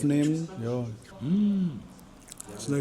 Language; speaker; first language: German; non-native, fluent; Amharic